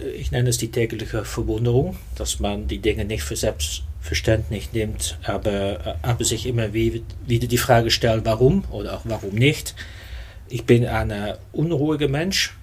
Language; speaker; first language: German; non-native, fluent; Dutch